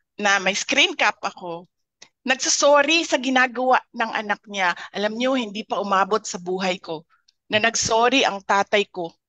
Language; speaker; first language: Filipino; non-native, local second language; Cebuano